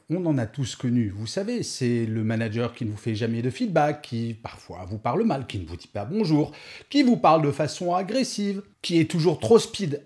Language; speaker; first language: French; native; French